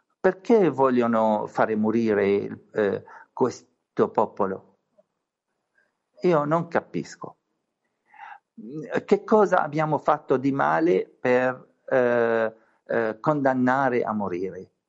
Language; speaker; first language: Italian; non-native, fluent; Arabic